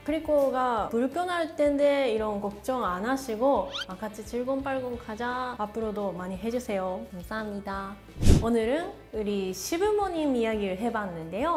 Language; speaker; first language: Korean; non-native, learner; Japanese